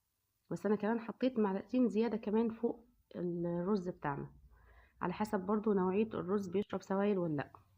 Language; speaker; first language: Arabic; native; Arabic